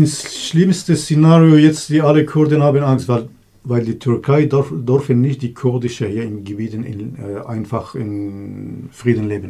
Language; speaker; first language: German; non-native, learner; Kurdish